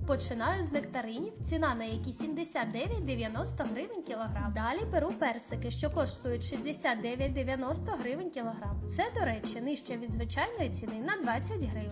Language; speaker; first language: Ukrainian; native; Ukrainian